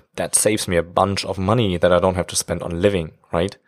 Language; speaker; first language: English; non-native, fluent; German